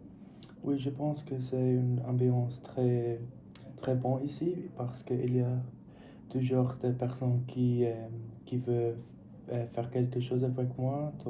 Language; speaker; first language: French; non-native, learner; English